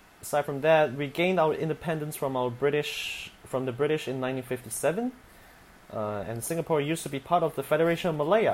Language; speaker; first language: English; non-native, local second language; Chinese